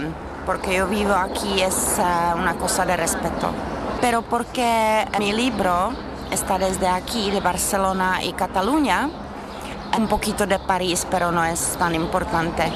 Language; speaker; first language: Spanish; non-native, learner; Czech